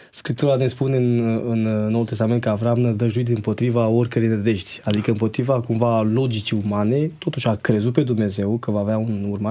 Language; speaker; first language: Romanian; native; Romanian